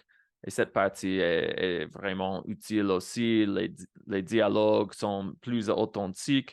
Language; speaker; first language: French; non-native, fluent; Spanish